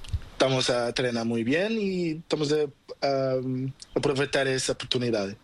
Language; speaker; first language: Spanish; non-native, learner; Portuguese